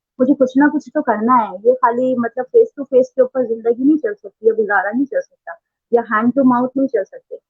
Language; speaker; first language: Urdu; native; Urdu